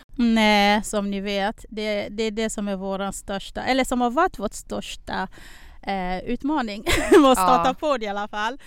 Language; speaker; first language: Swedish; non-native, fluent; French